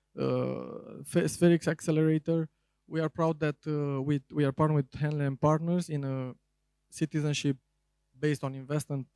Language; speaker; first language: English; non-native, fluent; Romanian